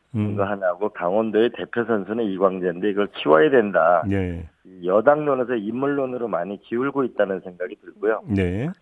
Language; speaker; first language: Korean; native; Korean